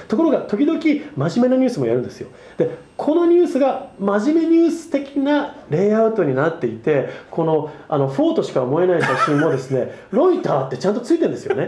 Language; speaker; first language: Japanese; non-native, fluent; English